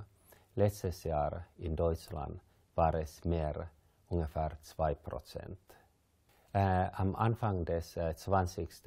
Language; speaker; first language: German; non-native, fluent; Finnish